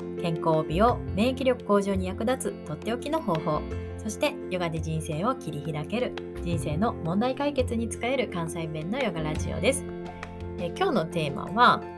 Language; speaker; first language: Japanese; native; Japanese